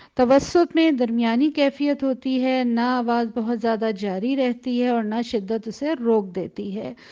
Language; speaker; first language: Urdu; native; Urdu